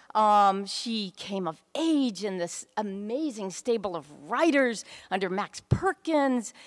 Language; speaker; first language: English; native; English